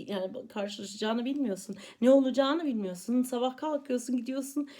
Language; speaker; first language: Turkish; early bilingual, heritage; Turkish